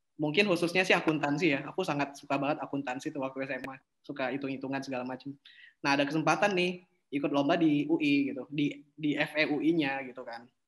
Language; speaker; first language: Indonesian; native; Indonesian